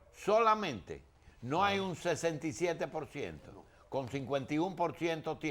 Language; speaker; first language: Spanish; native; Spanish